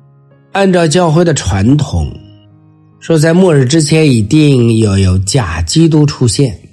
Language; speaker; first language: Chinese; native; Chinese